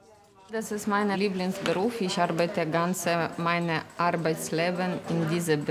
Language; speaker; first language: German; non-native, learner; Ukrainian